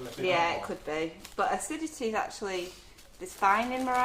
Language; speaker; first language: English; native; English